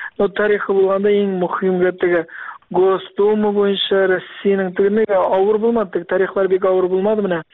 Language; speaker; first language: Tatar; early bilingual, heritage; Tatar